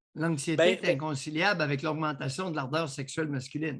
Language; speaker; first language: French; native; French